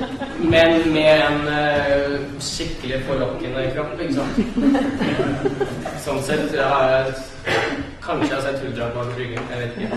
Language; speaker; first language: Norwegian; early bilingual, other home language; Russian